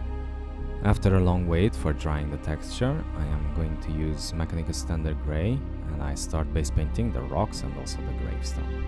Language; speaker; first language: English; non-native, fluent; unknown